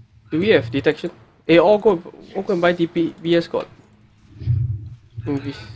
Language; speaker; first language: English; non-native, local second language; Chinese